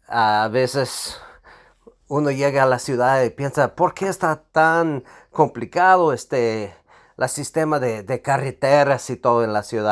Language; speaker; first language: Spanish; non-native, fluent; English